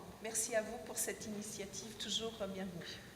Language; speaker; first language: French; native; French